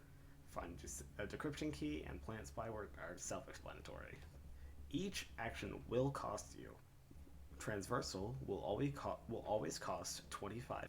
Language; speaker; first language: English; native; English